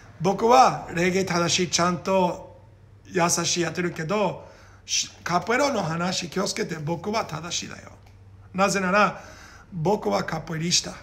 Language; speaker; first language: Japanese; non-native, learner; Portuguese